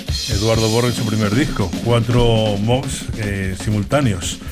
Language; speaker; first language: Spanish; native; Spanish